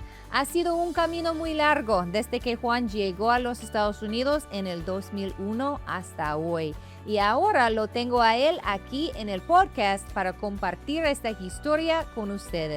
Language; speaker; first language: Spanish; non-native, fluent; English